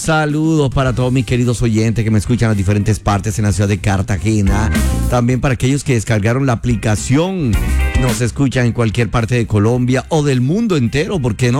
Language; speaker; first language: Spanish; native; Spanish